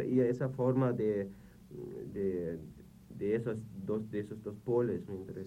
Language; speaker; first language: Spanish; non-native, fluent; German